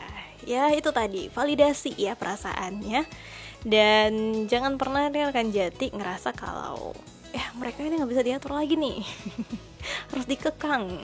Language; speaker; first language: Indonesian; native; Indonesian